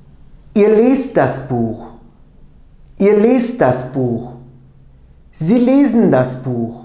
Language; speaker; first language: German; non-native, fluent; Turkish